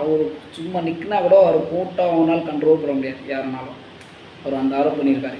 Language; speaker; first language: Tamil; non-native, learner; Hindi